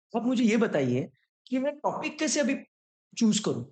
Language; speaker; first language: Hindi; non-native, local second language; Marathi